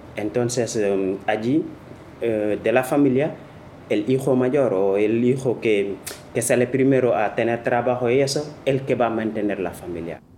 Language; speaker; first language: Spanish; non-native, fluent; Wolof